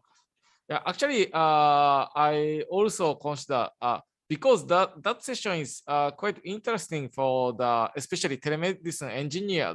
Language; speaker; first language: English; non-native, learner; Japanese